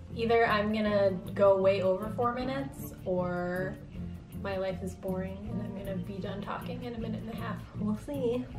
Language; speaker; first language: English; native; English